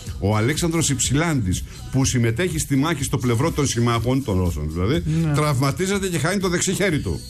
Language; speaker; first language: Greek; native; Greek